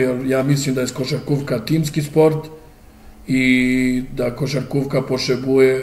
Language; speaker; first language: Polish; non-native, learner; Serbian